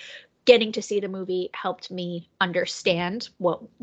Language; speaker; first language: English; native; English